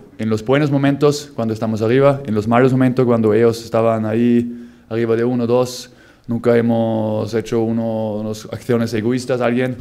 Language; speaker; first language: Spanish; non-native, fluent; German